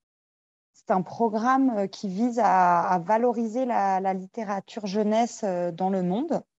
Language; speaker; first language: French; native; French